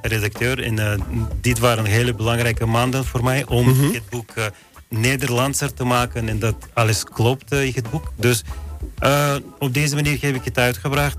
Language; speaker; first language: Dutch; non-native, fluent; Bulgarian